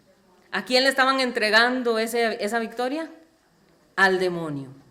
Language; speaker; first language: Spanish; native; Spanish